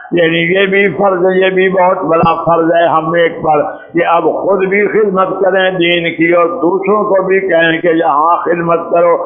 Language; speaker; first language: Urdu; non-native, local second language; Punjabi